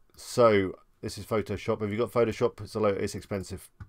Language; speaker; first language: English; native; English